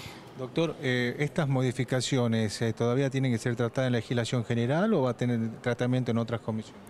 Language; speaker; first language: Spanish; native; Spanish